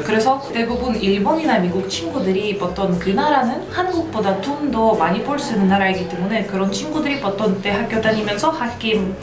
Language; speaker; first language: Korean; non-native, fluent; Russian